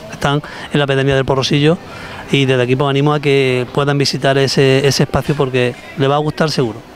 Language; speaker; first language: Spanish; native; Spanish